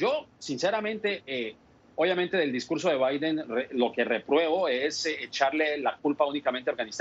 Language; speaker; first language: Spanish; native; Spanish